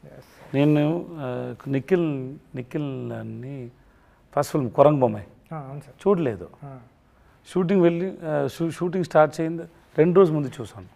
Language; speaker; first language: Telugu; non-native, learner; Tamil